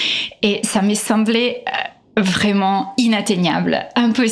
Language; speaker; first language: French; non-native, fluent; Italian